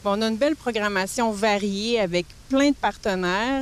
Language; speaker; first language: French; native; French